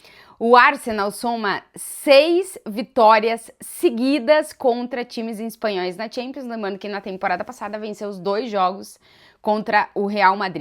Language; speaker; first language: Portuguese; native; Portuguese